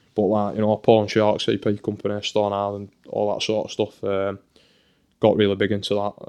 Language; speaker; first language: English; native; English